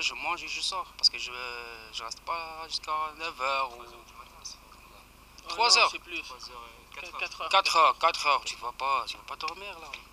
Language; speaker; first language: French; non-native, learner; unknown